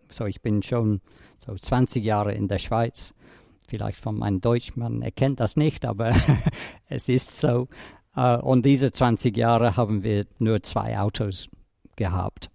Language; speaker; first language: German; non-native, fluent; English